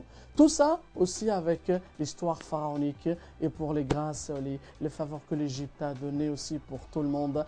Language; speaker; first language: French; non-native, fluent; Arabic